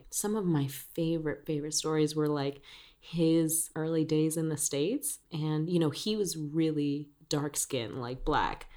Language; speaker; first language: English; early bilingual, other home language; Spanish